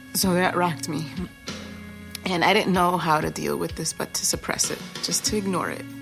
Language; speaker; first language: English; native; English